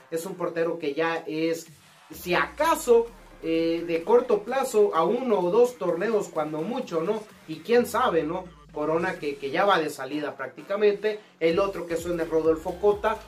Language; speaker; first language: Spanish; native; Spanish